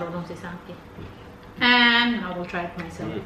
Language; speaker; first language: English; non-native, local second language; Filipino